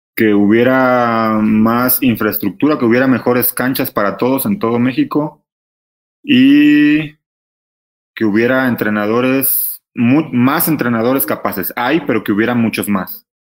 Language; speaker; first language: Spanish; native; Spanish